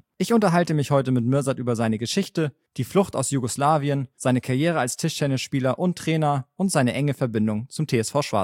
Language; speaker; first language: German; native; German